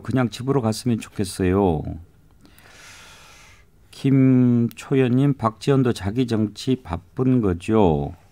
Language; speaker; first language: Korean; native; Korean